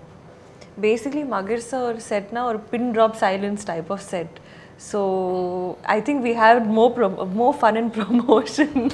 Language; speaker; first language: Tamil; non-native, learner; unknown